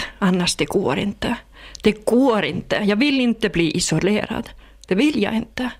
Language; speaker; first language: Swedish; non-native, fluent; Finnish